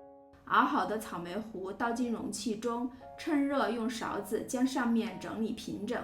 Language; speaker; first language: Chinese; native; Chinese